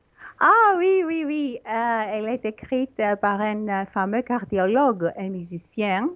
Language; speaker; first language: French; non-native, learner; Greek